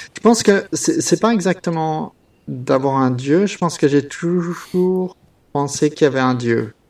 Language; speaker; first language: French; native; French